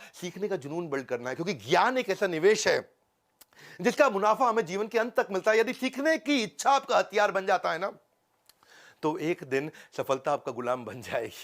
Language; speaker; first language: Hindi; native; Hindi